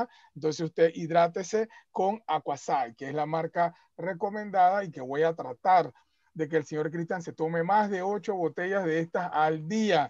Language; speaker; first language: Spanish; native; Spanish